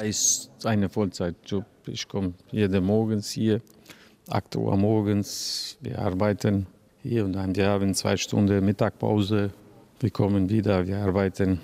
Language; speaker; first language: German; non-native, learner; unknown